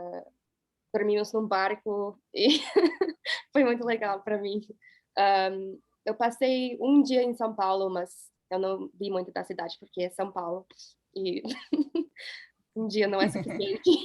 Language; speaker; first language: Portuguese; non-native, fluent; English